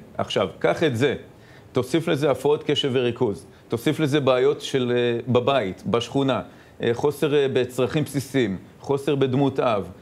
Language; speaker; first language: Hebrew; native; Hebrew